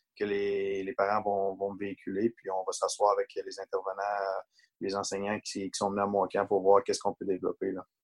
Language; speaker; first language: French; native; French